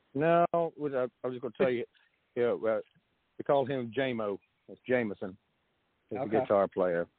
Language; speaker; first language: English; native; English